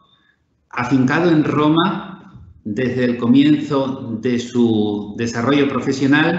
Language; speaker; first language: Spanish; native; Spanish